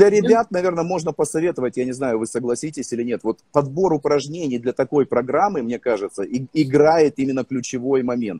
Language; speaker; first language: Russian; native; Russian